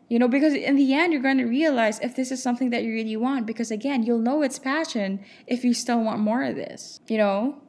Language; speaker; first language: English; non-native, local second language; Filipino